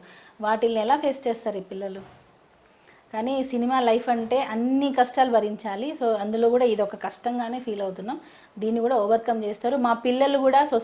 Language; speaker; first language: Telugu; native; Telugu